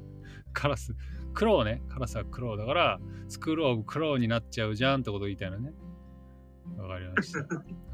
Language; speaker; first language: Japanese; native; Japanese